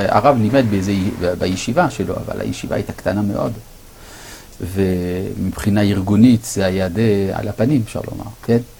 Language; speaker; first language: Hebrew; non-native, fluent; French